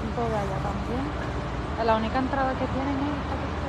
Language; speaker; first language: Spanish; native; Spanish